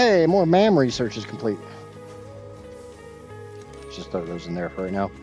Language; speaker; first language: English; native; English